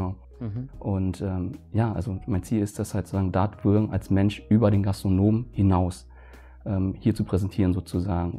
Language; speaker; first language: German; early bilingual, other home language; Vietnamese